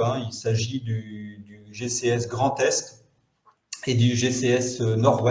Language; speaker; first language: French; native; French